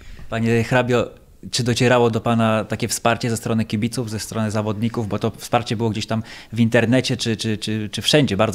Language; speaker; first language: Polish; native; Polish